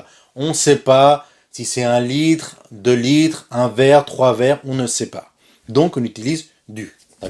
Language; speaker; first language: French; non-native, fluent; Spanish